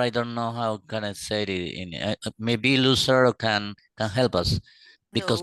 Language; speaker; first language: English; non-native, learner; Spanish